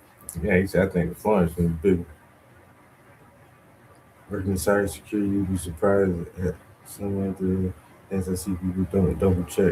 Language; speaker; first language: English; native; English